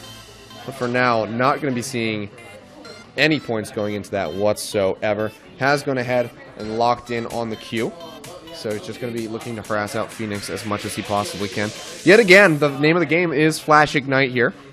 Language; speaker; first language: English; native; English